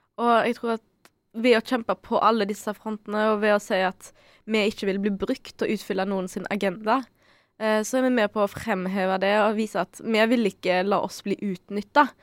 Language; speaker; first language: Norwegian; early bilingual, other home language; Arabic